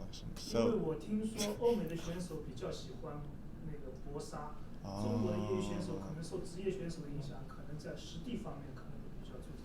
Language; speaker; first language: Chinese; native; Chinese